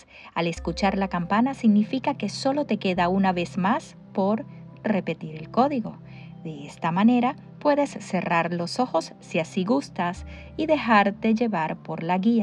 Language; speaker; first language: Spanish; native; Spanish